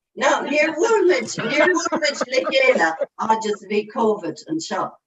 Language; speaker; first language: Irish; non-native, local second language; English